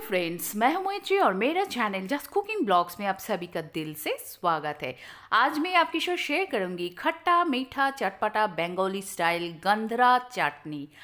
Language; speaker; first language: Hindi; non-native, local second language; Bangla